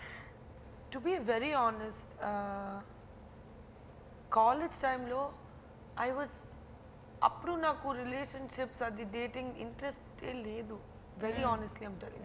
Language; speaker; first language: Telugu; non-native, fluent; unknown